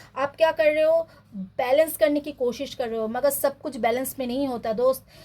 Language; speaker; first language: Hindi; non-native, local second language; Bangla